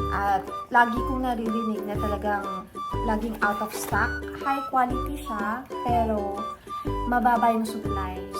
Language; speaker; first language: Filipino; native; Filipino